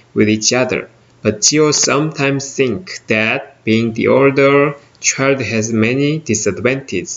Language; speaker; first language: English; non-native, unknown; Korean